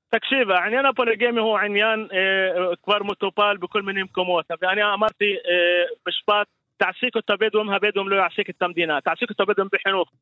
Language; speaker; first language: Hebrew; non-native, local second language; Arabic